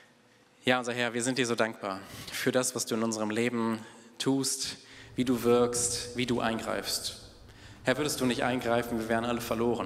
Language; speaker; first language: German; native; German